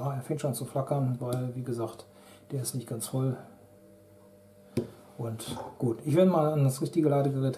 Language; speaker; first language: German; native; German